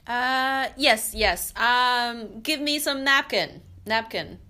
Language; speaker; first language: English; non-native, fluent; Chinese